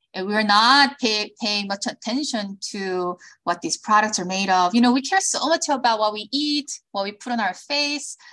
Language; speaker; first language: English; early bilingual, other home language; Korean